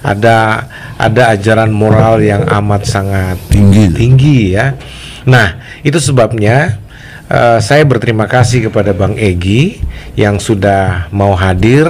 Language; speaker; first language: Indonesian; native; Indonesian